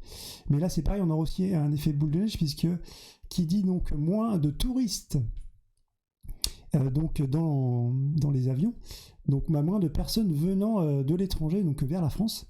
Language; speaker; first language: French; native; French